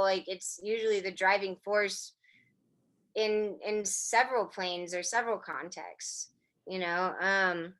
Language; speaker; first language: English; native; English